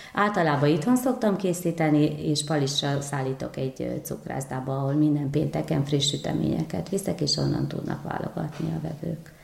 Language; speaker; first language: Hungarian; native; Hungarian